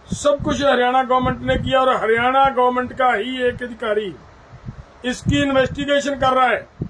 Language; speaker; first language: Hindi; native; Hindi